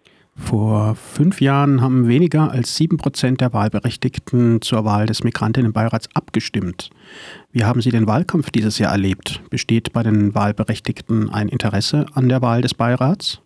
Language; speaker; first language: German; native; German